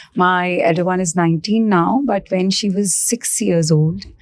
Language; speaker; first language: English; non-native, local second language; Punjabi